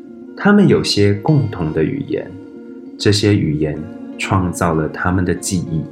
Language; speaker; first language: Chinese; native; Chinese